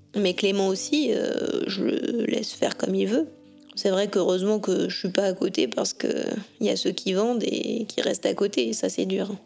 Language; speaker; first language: French; native; French